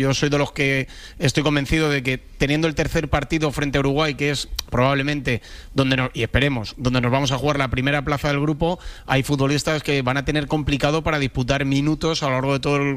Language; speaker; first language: Spanish; native; Spanish